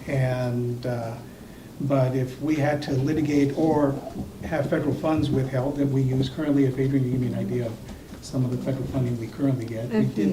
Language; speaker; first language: English; early bilingual, other home language; Spanish